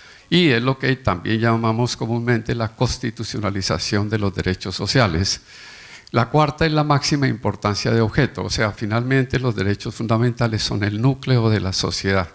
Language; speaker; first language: Spanish; native; Spanish